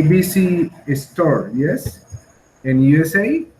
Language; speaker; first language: English; non-native, learner; Spanish